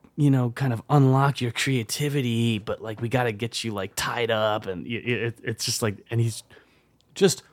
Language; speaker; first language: English; early bilingual, other home language; French